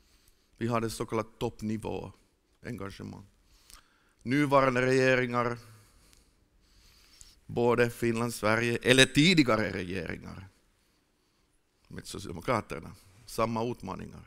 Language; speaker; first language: Swedish; non-native, fluent; Finnish